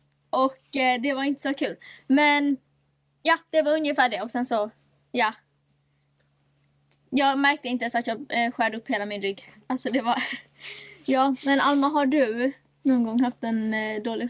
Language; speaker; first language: Swedish; native; Swedish